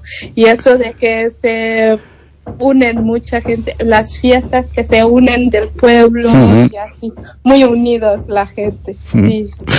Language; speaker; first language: Spanish; non-native, learner; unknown